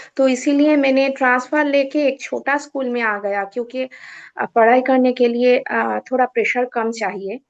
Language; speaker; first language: Hindi; non-native, local second language; Bangla